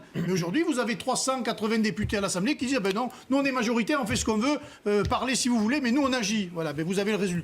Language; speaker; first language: French; native; French